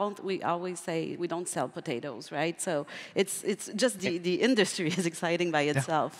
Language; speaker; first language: English; non-native, fluent; French